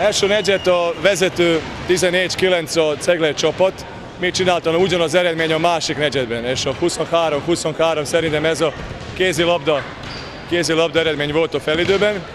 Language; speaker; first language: Hungarian; non-native, learner; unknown